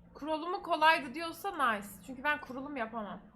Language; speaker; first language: Turkish; native; Turkish